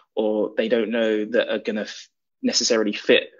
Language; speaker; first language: English; native; English